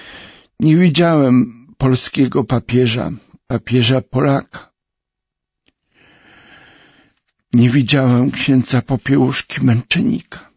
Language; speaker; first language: Polish; native; Polish